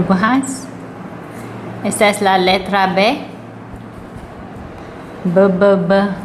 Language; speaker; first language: Spanish; non-native, learner; English